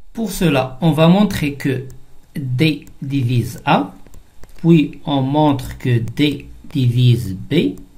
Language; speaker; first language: French; non-native, local second language; Arabic